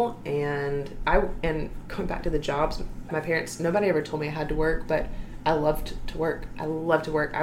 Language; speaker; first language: English; native; English